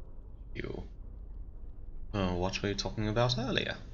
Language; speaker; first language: English; non-native, fluent; German